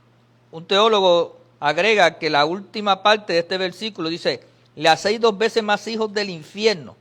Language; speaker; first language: Spanish; native; Spanish